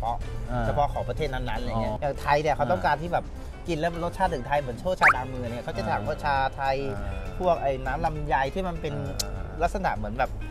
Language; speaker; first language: Thai; native; Thai